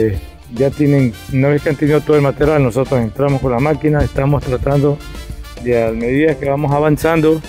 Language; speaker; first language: Spanish; native; Spanish